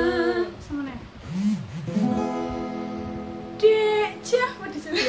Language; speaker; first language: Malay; non-native, local second language; Javanese